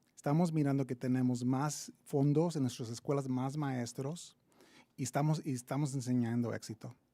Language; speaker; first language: Spanish; early bilingual, heritage; Spanish